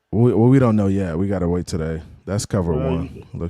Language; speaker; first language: English; native; English